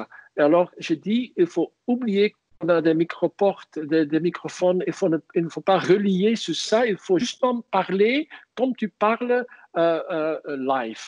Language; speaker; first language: French; non-native, fluent; Dutch